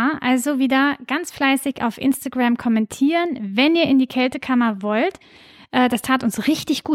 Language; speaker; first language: German; native; German